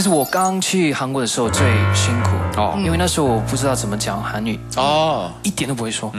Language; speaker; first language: Chinese; early bilingual, heritage; Chinese